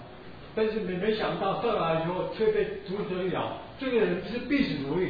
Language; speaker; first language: Chinese; native; Chinese